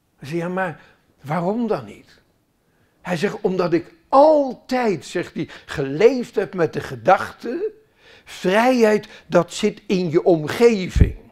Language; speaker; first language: Dutch; native; Dutch